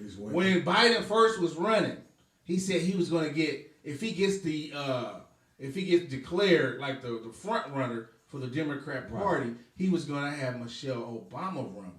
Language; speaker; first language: English; native; English